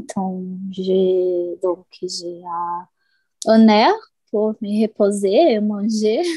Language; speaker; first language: French; non-native, learner; Portuguese